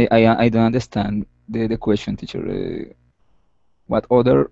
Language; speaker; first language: English; non-native, learner; Spanish